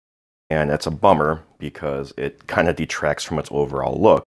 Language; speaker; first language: English; native; English